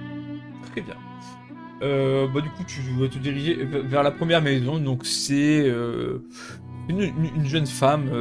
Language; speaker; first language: French; native; French